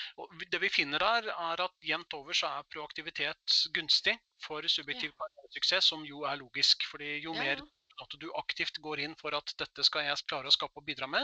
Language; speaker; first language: Norwegian; native; Norwegian